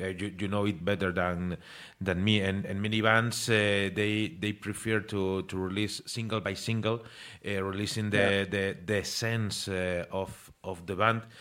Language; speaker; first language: English; non-native, learner; Spanish